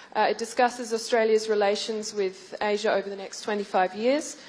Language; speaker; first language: English; native; English